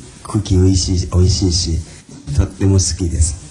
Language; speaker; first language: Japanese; non-native, fluent; Chinese